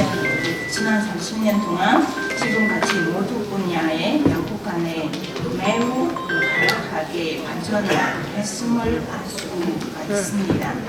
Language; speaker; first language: Korean; non-native, fluent; Vietnamese